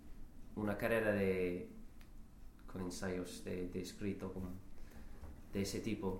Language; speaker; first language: Spanish; non-native, learner; English